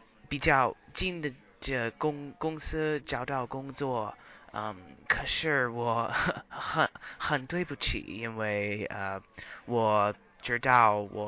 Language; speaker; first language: Chinese; non-native, learner; English